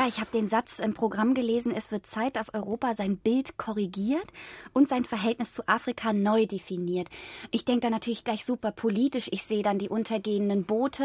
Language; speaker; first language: German; native; German